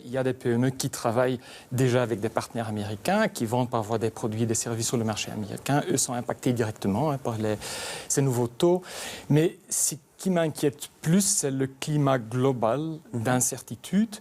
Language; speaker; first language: French; native; French